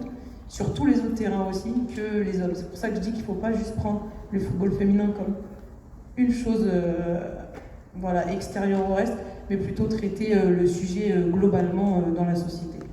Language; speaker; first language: French; native; French